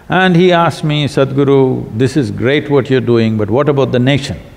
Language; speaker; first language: English; non-native, local second language; Kannada